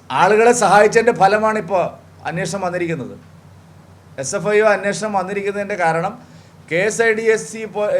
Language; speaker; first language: Malayalam; native; Malayalam